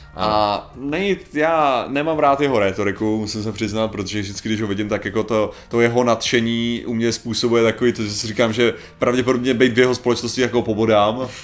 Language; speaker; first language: Czech; native; Czech